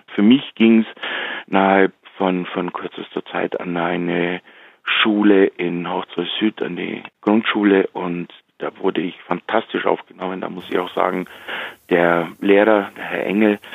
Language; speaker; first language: German; early bilingual, heritage; Slovak